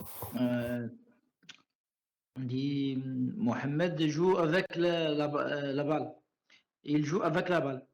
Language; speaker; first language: French; non-native, learner; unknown